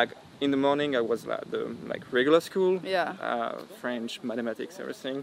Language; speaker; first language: English; non-native, fluent; French